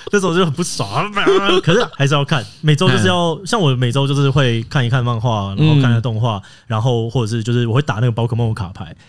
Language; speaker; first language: Chinese; native; Chinese